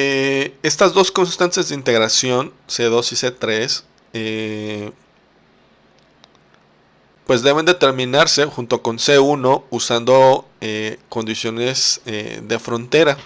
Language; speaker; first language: Spanish; native; Spanish